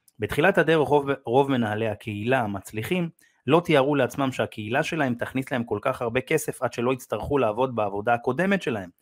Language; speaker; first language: Hebrew; native; Hebrew